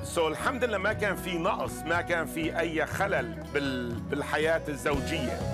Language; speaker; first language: Arabic; native; Arabic